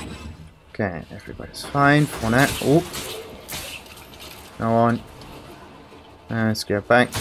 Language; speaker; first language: English; non-native, fluent; German